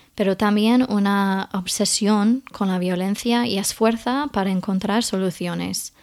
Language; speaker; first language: Spanish; non-native, fluent; English